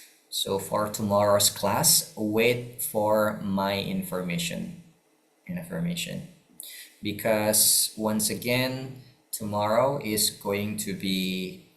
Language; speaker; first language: English; non-native, fluent; Indonesian